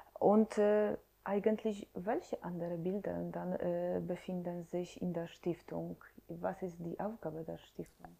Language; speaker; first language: German; non-native, fluent; Polish